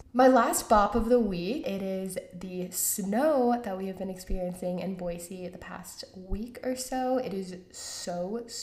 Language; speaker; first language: English; native; English